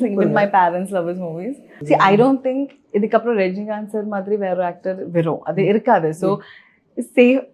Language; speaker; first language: Tamil; non-native, local second language; Malayalam